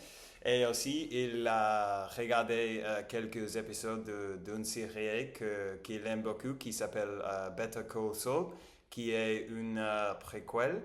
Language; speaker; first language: French; non-native, learner; English